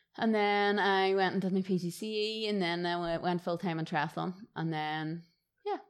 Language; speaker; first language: English; native; English